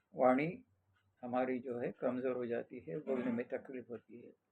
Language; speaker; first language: Hindi; non-native, local second language; Marathi